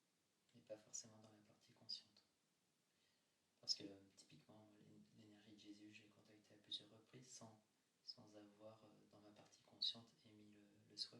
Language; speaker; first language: French; native; French